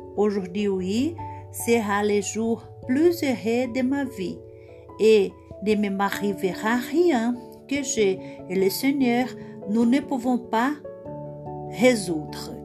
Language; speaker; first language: French; non-native, learner; Portuguese